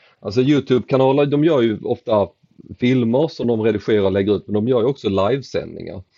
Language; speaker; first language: Swedish; native; Swedish